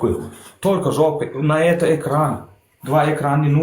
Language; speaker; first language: Russian; non-native, learner; Turkmen